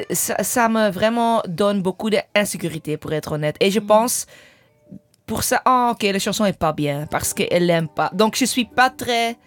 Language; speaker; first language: French; non-native, learner; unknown